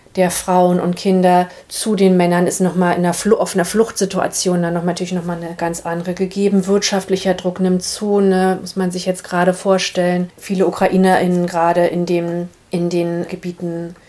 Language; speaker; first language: German; native; German